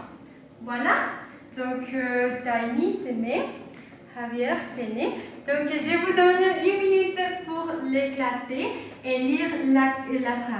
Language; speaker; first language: French; non-native, fluent; Spanish